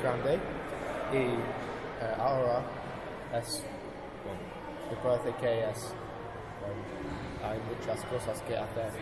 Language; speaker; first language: Spanish; non-native, learner; English